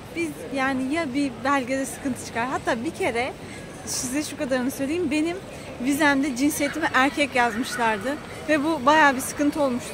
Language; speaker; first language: Turkish; native; Turkish